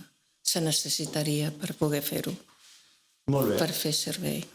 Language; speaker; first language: Catalan; non-native, local second language; Spanish